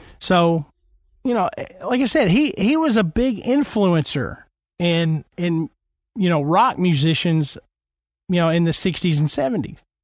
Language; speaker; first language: English; native; English